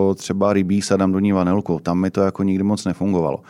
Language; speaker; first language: Czech; native; Czech